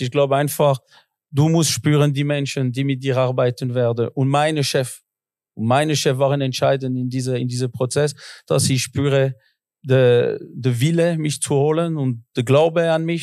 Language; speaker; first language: German; non-native, local second language; French